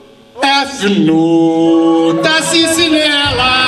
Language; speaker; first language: Italian; non-native, fluent; Portuguese